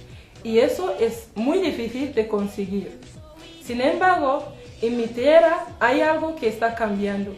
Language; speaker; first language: Spanish; non-native, fluent; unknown